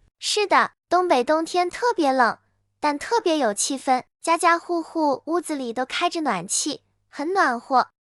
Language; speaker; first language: Chinese; native; Chinese